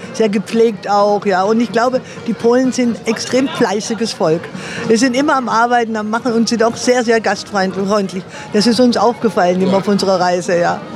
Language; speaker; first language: German; native; German